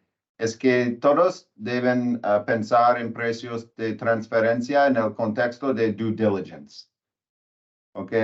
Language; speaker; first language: Spanish; non-native, learner; English